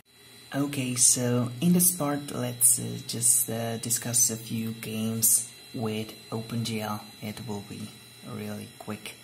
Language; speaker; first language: English; non-native, fluent; Hungarian